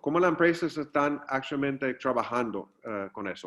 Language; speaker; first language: Spanish; non-native, fluent; English